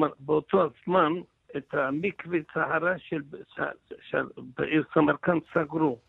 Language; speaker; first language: Hebrew; non-native, local second language; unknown